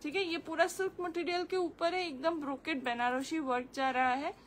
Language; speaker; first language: Hindi; non-native, local second language; Bangla